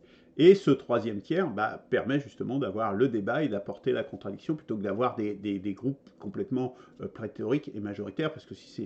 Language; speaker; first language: French; native; French